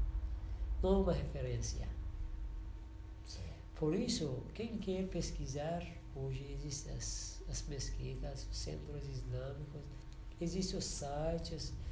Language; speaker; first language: Portuguese; non-native, learner; Persian